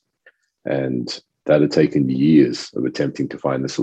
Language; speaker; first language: English; non-native, local second language; French